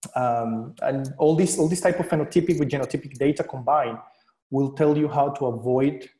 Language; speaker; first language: English; non-native, fluent; Spanish